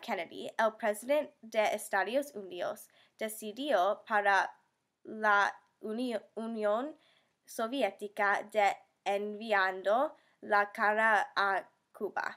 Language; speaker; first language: Spanish; non-native, learner; English